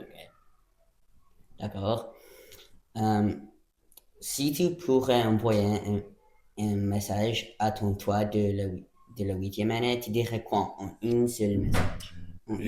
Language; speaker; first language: French; non-native, local second language; English